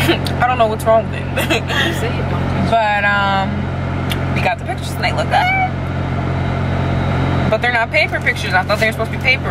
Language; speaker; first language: English; native; English